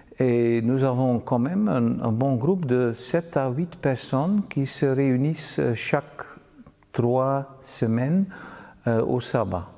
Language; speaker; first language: French; non-native, local second language; Dutch